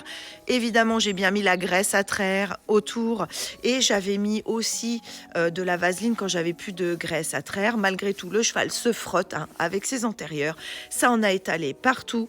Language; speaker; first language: French; native; French